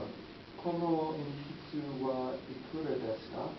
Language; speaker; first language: Japanese; non-native, learner; English